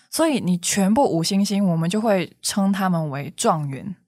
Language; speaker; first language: Chinese; non-native, local second language; Cantonese